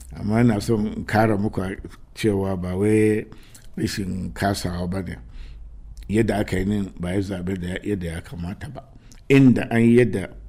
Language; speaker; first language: Hausa; non-native, local second language; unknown